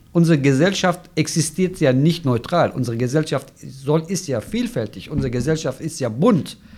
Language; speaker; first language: German; non-native, fluent; Turkish